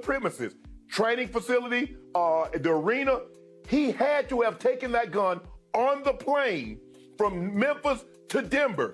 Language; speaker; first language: English; native; English